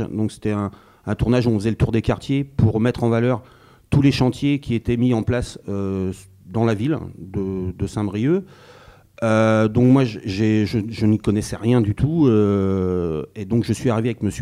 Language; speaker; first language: French; native; French